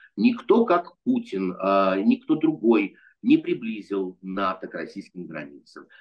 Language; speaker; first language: Russian; native; Russian